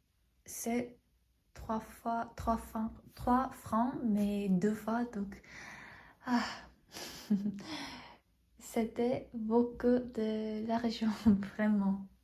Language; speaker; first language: French; non-native, fluent; Korean